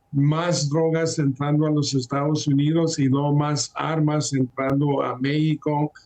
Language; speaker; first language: Spanish; early bilingual, heritage; Spanish